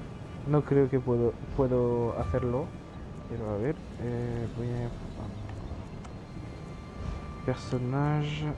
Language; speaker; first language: Spanish; non-native, learner; French